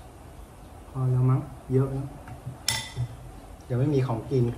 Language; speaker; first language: Thai; non-native, fluent; Vietnamese